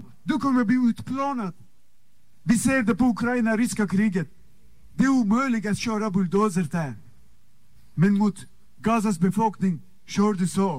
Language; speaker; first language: Swedish; non-native, fluent; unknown